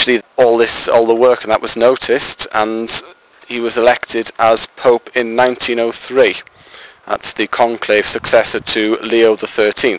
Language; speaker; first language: English; native; English